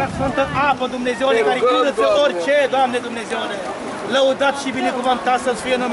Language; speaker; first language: Romanian; native; Romanian